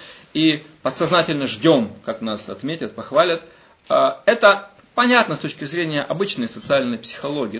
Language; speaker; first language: Russian; native; Russian